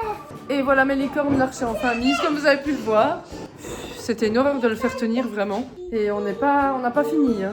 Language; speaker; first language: French; native; French